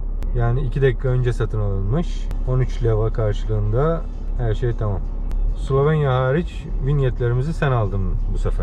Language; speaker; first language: Turkish; early bilingual, heritage; Turkish